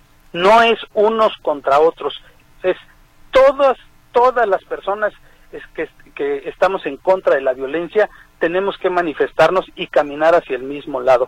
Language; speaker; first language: Spanish; native; Spanish